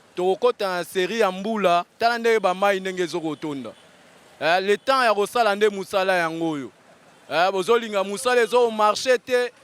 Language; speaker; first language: Lingala; native; Lingala